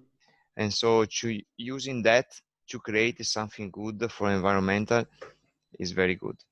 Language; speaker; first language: English; non-native, learner; Italian